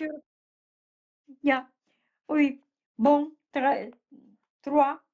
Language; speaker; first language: French; non-native, fluent; Russian